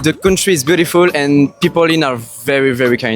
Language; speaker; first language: English; non-native, fluent; French